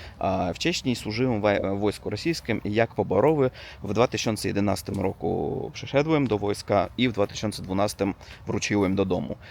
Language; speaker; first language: Polish; non-native, learner; Russian